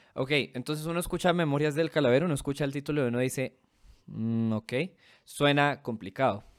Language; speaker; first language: Spanish; native; Spanish